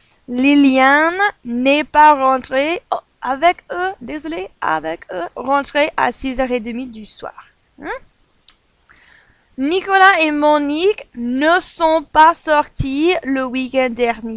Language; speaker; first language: French; non-native, fluent; English